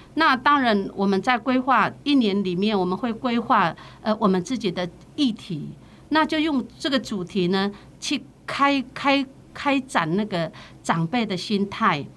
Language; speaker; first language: Chinese; non-native, local second language; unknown